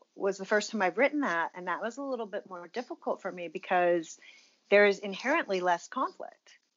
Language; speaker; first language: English; native; English